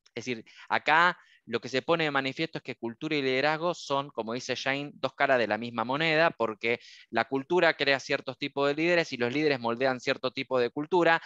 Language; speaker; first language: Spanish; native; Spanish